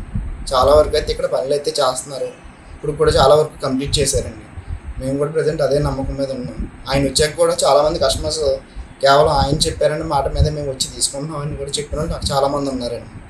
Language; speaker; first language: Telugu; native; Telugu